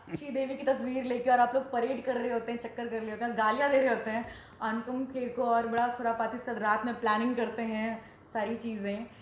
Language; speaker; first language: Hindi; native; Hindi